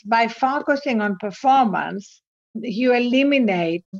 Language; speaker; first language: English; non-native, fluent; Greek